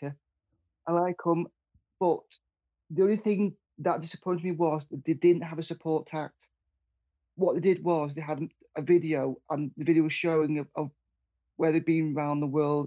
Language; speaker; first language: English; native; English